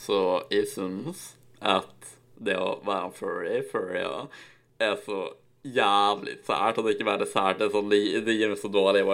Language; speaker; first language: Norwegian; native; Norwegian